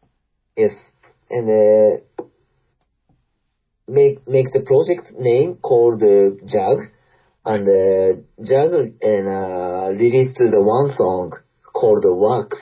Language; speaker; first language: English; non-native, learner; Japanese